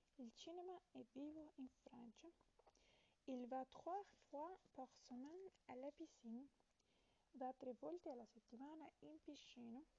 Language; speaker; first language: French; non-native, learner; Italian